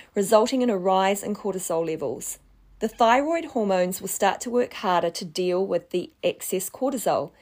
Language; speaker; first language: English; native; English